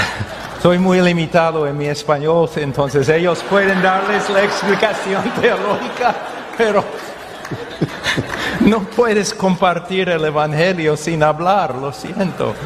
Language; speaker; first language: Spanish; non-native, learner; English